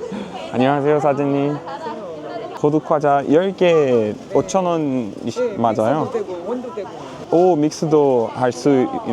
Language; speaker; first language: Korean; non-native, learner; Portuguese